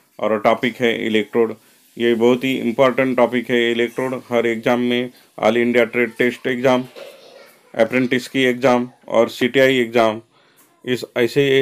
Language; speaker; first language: Hindi; non-native, local second language; Marathi